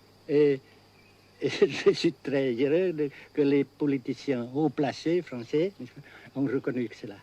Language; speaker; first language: French; non-native, fluent; Vietnamese